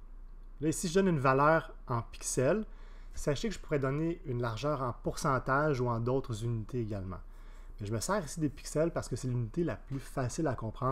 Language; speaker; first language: French; native; French